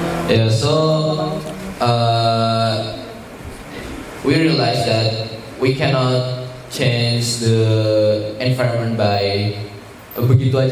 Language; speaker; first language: English; non-native, learner; Indonesian